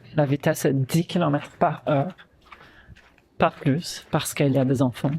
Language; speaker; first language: French; non-native, fluent; Portuguese